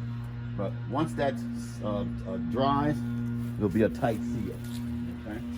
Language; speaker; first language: English; native; English